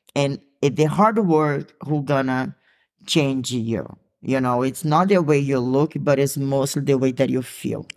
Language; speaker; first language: English; non-native, learner; Portuguese